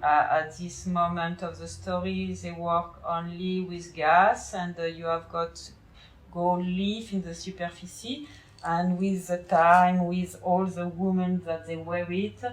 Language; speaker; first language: English; non-native, learner; French